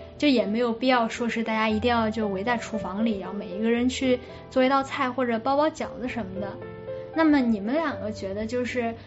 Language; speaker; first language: Chinese; native; Chinese